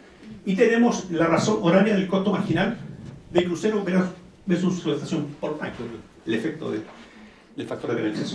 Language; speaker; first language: Spanish; native; Spanish